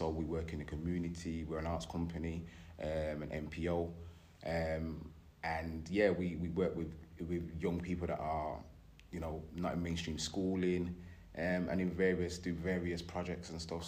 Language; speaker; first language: English; native; English